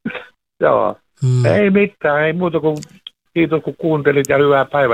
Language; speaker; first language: Finnish; native; Finnish